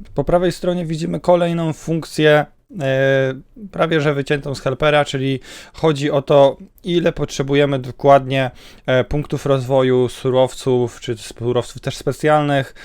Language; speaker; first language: Polish; native; Polish